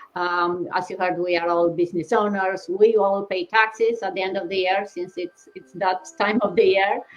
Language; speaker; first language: English; non-native, fluent; Romanian